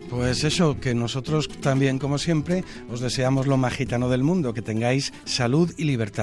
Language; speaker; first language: Spanish; native; Spanish